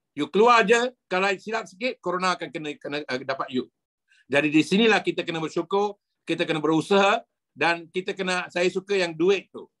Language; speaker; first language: Malay; non-native, local second language; Tamil